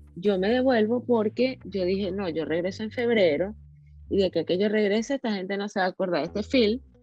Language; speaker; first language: Spanish; native; Spanish